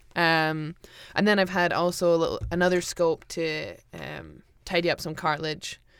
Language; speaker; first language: English; native; English